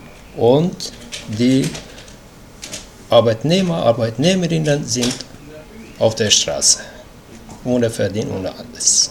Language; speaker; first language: German; non-native, fluent; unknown